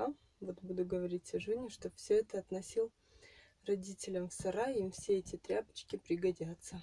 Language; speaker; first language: Russian; native; Russian